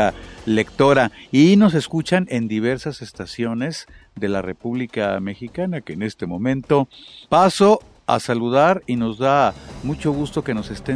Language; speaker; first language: Spanish; native; Spanish